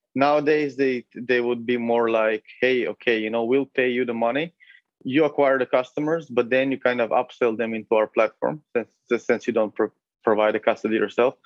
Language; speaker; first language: English; non-native, fluent; Hebrew